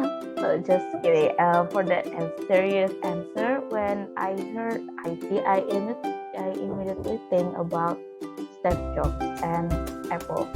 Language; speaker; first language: English; non-native, learner; Indonesian